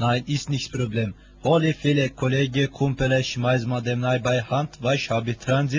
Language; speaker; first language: German; non-native, learner; Turkish